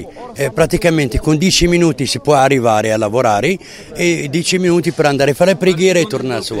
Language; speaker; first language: Italian; non-native, learner; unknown